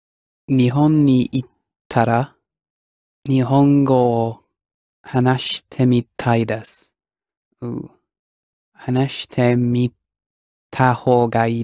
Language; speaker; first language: Japanese; non-native, learner; English